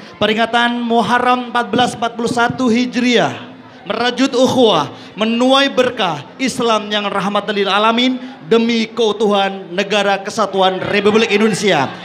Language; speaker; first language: Indonesian; non-native, local second language; Javanese